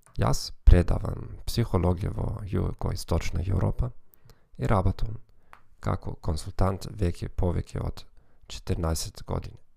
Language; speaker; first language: Macedonian; non-native, learner; German